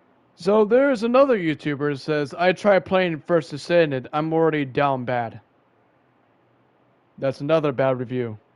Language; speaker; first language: English; native; English